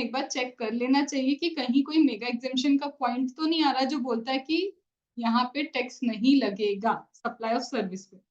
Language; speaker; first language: Hindi; native; Hindi